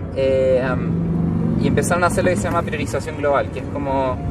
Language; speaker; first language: Spanish; native; Spanish